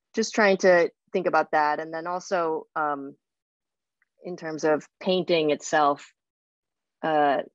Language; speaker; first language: English; native; English